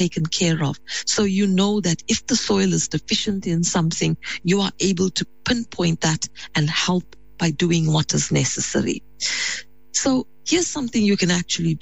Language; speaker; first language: English; native; English